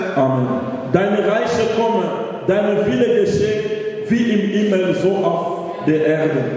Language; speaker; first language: German; non-native, learner; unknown